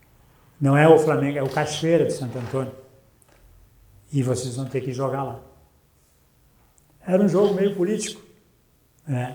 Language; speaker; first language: Portuguese; native; Portuguese